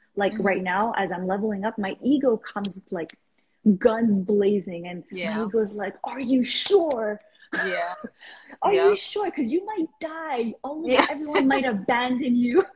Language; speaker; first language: English; non-native, fluent; Persian